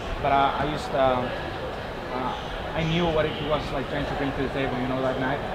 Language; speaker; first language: English; non-native, fluent; Spanish